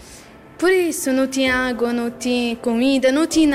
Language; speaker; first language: Portuguese; non-native, learner; Arabic